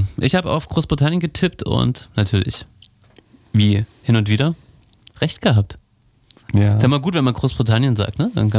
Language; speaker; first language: German; native; German